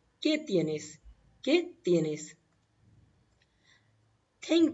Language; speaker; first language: Spanish; non-native, learner; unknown